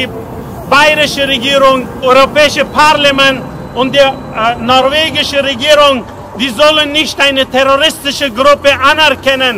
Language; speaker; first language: German; non-native, fluent; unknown